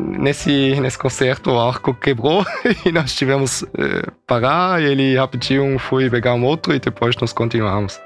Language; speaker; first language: Portuguese; early bilingual, heritage; German